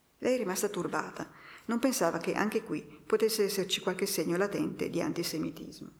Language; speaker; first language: Italian; native; Italian